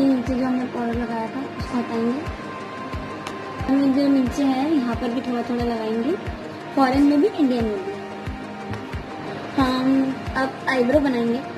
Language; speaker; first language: Hindi; native; Hindi